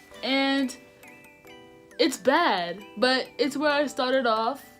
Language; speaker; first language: English; native; English